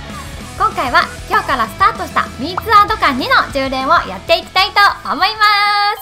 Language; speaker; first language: Japanese; native; Japanese